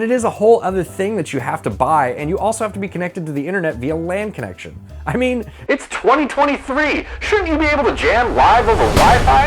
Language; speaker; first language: English; native; English